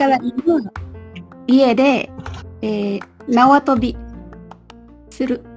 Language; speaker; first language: Japanese; non-native, learner; Malay